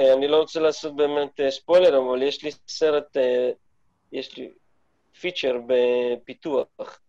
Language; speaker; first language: Hebrew; early bilingual, other home language; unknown